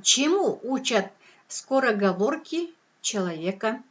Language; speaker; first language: Russian; non-native, local second language; Kyrgyz